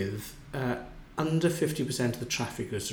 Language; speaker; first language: English; native; English